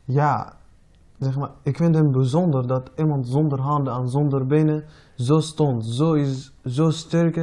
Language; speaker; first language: Dutch; non-native, learner; Arabic